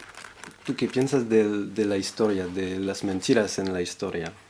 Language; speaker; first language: Spanish; non-native, fluent; French